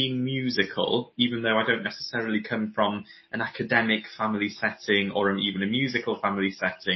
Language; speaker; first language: English; native; English